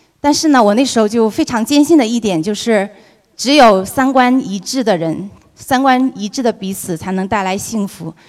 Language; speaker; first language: Chinese; native; Chinese